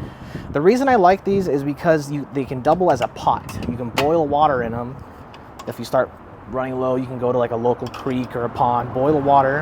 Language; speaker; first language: English; native; English